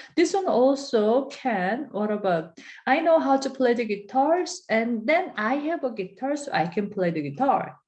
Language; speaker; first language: English; non-native, fluent; Korean